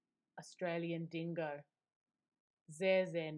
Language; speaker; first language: German; non-native, fluent; English